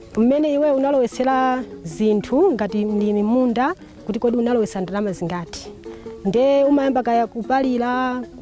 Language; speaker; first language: Nyanja; non-native, local second language; Tumbuka